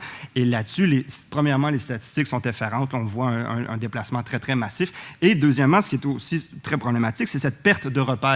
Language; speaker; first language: French; native; French